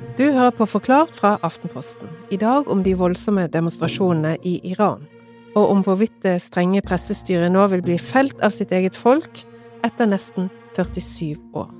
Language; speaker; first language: Norwegian; native; Norwegian